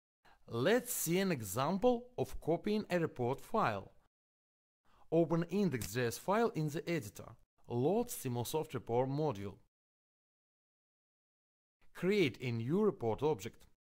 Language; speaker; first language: English; non-native, fluent; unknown